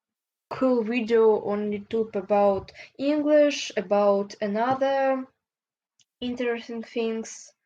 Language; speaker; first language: English; non-native, learner; Russian